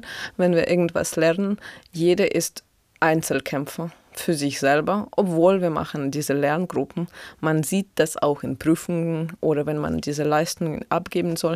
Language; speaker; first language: German; non-native, fluent; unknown